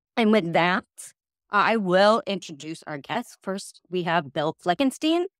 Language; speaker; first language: English; native; English